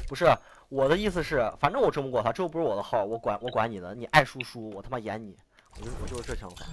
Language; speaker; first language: Chinese; native; Chinese